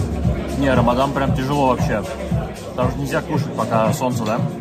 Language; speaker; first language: Russian; native; Russian